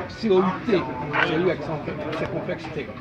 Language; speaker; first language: French; native; French